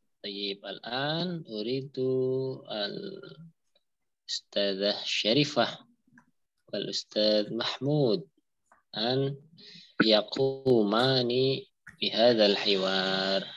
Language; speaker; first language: Arabic; non-native, fluent; Indonesian